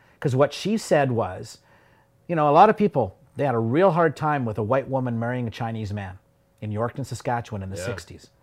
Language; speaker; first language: English; native; English